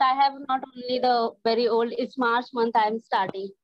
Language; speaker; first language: English; non-native, learner; Hindi